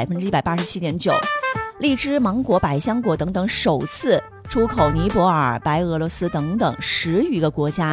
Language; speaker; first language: Chinese; native; Chinese